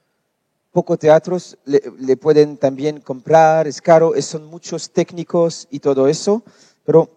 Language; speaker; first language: Spanish; non-native, learner; French